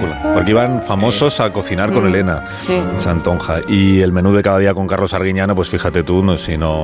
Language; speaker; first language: Spanish; native; Spanish